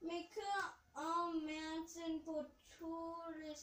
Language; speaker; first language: French; early bilingual, heritage; English